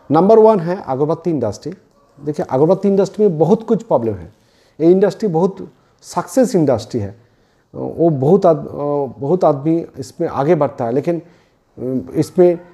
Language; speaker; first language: Hindi; non-native, local second language; Bangla